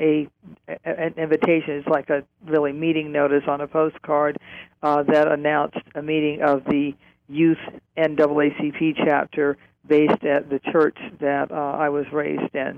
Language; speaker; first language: English; native; English